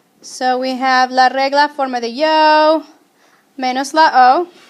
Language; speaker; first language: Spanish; non-native, fluent; English